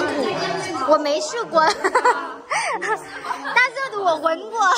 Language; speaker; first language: Chinese; non-native, fluent; Vietnamese